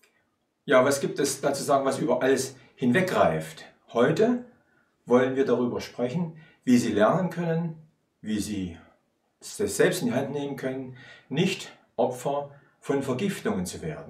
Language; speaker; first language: German; native; German